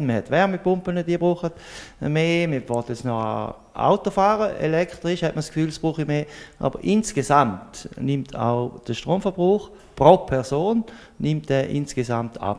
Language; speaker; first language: German; native; German